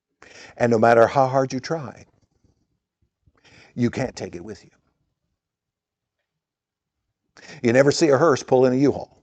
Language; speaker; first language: English; native; English